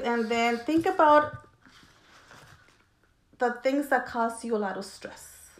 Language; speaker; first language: English; early bilingual, other home language; Spanish